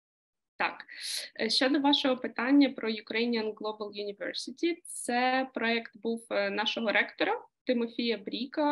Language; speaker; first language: Ukrainian; native; Ukrainian